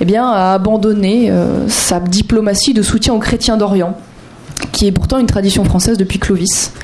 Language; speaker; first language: French; native; French